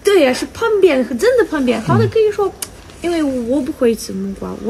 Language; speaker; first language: Chinese; non-native, learner; Ukrainian